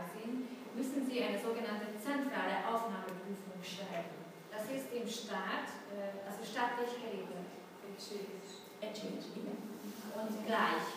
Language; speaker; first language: German; non-native, fluent; Hungarian